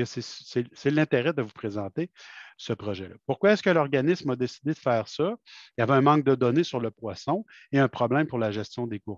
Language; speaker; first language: French; native; French